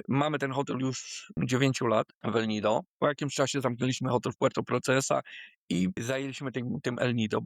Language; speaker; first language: Polish; native; Polish